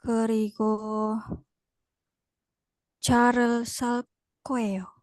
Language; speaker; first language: Korean; non-native, learner; Indonesian